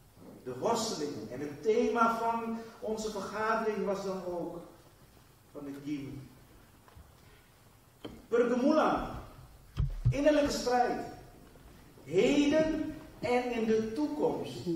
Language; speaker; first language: Dutch; early bilingual, other home language; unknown